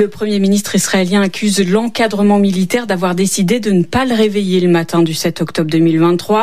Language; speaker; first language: French; native; French